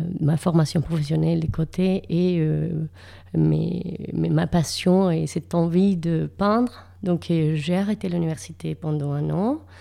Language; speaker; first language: French; non-native, fluent; Spanish